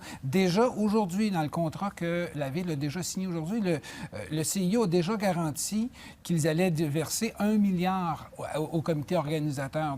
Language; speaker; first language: French; native; French